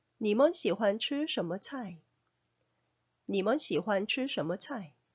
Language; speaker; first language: Chinese; non-native, fluent; Korean